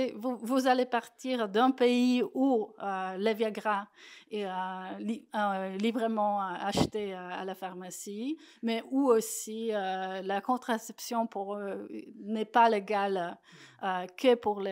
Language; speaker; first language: French; non-native, fluent; Polish